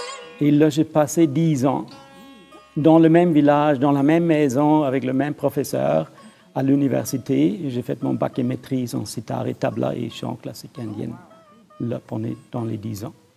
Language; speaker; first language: French; non-native, fluent; German